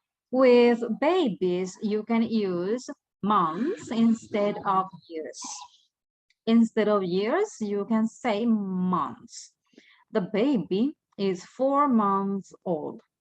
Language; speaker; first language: English; non-native, fluent; Spanish